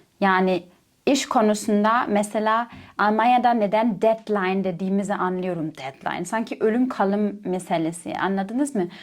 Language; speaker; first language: Turkish; non-native, fluent; German